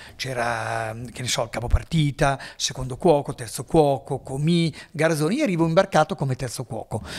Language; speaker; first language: Italian; native; Italian